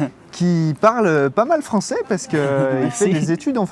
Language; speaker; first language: French; native; French